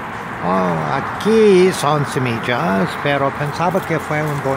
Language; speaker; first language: Spanish; non-native, learner; English